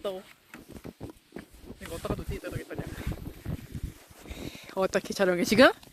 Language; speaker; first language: Korean; early bilingual, other home language; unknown